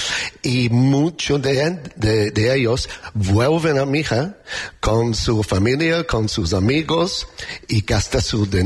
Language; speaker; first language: Spanish; non-native, learner; English